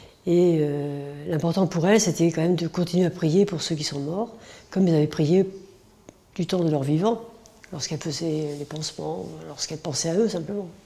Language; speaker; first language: French; native; French